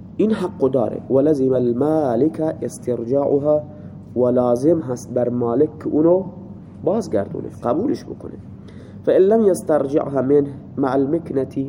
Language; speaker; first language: Persian; non-native, local second language; Baluchi